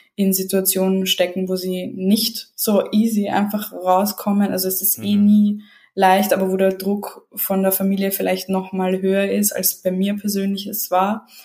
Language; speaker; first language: German; early bilingual, other home language; Serbian